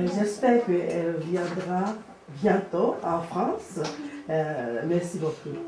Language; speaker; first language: French; non-native, learner; Japanese